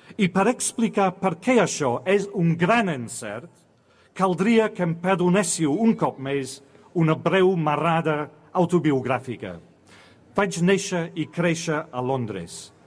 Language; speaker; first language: Catalan; non-native, fluent; English